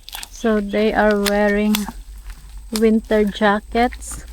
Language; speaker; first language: English; non-native, local second language; Filipino